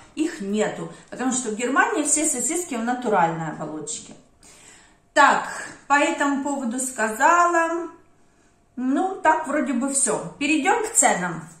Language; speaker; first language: Russian; native; Russian